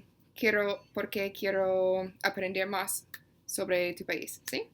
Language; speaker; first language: Spanish; non-native, learner; English